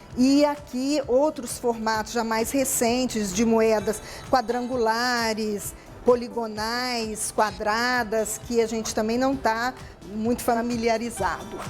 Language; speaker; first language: Portuguese; native; Portuguese